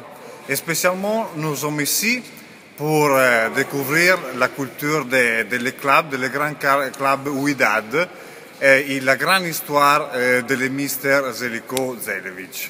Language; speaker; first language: French; non-native, learner; Italian